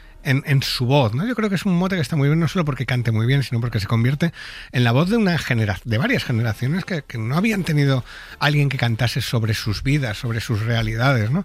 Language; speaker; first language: Spanish; native; Spanish